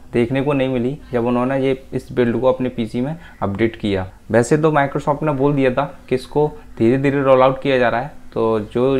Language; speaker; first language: Hindi; native; Hindi